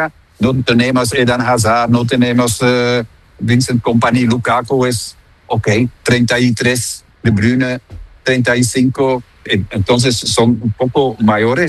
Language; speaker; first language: Spanish; non-native, fluent; Dutch